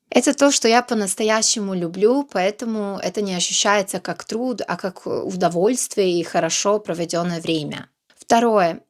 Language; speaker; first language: Russian; non-native, fluent; Serbian